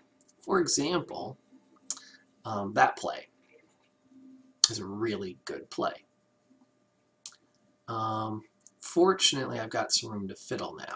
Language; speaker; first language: English; native; English